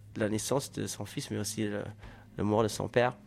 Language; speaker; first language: French; non-native, fluent; German